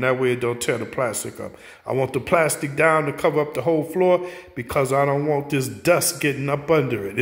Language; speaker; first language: English; native; English